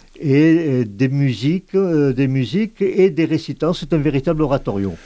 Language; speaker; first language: French; native; French